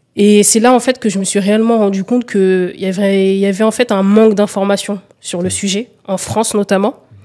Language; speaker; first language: French; early bilingual, other home language; Lingala